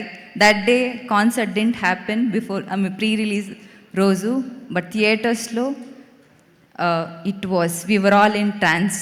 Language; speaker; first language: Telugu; non-native, fluent; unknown